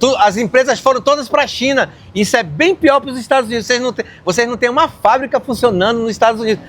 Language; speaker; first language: Portuguese; native; Portuguese